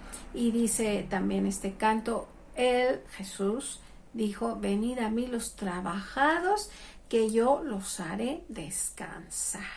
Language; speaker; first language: Spanish; native; Spanish